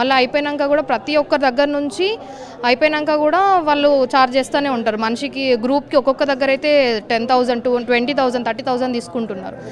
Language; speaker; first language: Telugu; native; Telugu